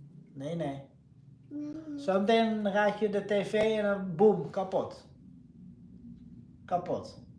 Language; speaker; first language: Dutch; non-native, fluent; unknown